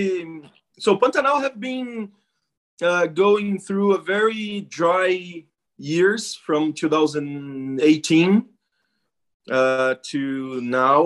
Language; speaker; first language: English; non-native, fluent; Portuguese